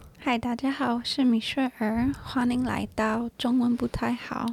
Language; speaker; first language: Chinese; non-native, learner; English